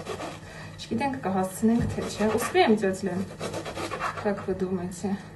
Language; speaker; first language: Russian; non-native, fluent; Armenian